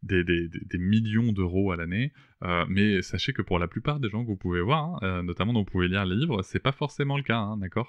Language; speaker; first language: French; native; French